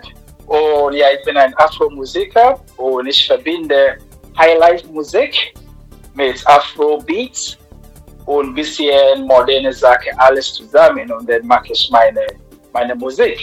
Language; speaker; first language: German; non-native, fluent; Akan